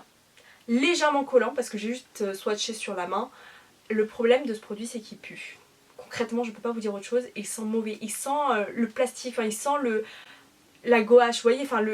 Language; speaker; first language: French; native; French